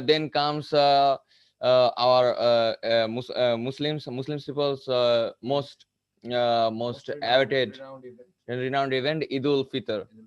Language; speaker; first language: English; non-native, local second language; Bangla